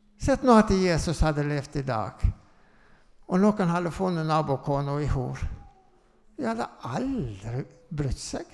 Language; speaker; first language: Norwegian; native; Norwegian